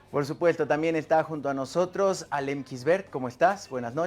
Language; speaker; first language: Spanish; native; Spanish